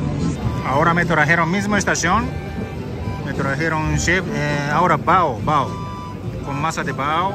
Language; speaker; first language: Spanish; non-native, learner; Japanese